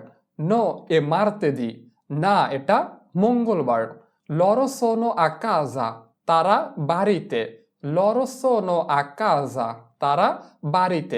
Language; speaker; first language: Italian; non-native, fluent; Bangla